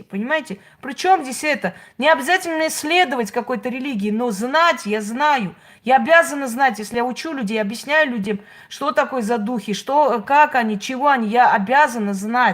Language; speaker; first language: Russian; native; Russian